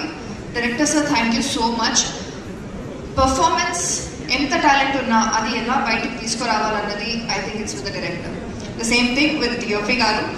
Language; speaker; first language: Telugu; non-native, fluent; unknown